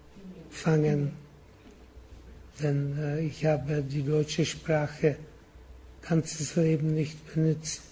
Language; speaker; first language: German; non-native, learner; Czech